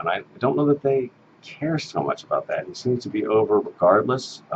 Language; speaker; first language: English; native; English